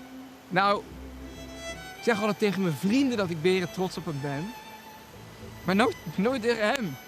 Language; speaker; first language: Dutch; native; Dutch